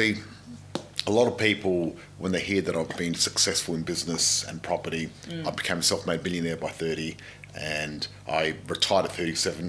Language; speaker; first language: English; non-native, local second language; Macedonian